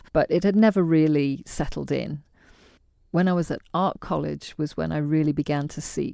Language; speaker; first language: English; native; English